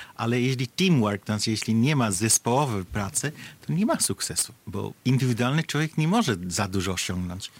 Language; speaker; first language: Polish; non-native, fluent; Bangla